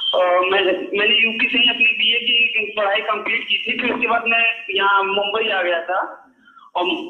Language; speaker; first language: Hindi; native; Hindi